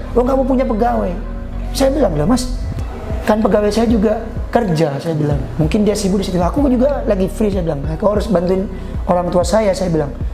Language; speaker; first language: Indonesian; native; Indonesian